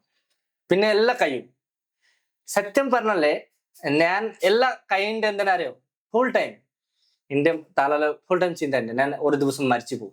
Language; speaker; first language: Malayalam; non-native, fluent; Bangla